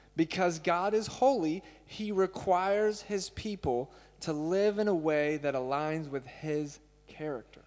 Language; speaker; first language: English; native; English